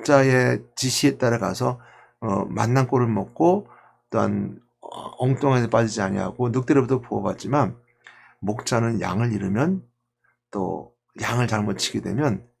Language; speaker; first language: Korean; native; Korean